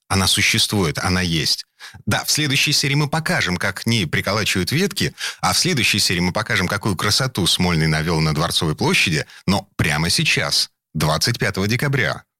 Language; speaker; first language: Russian; native; Russian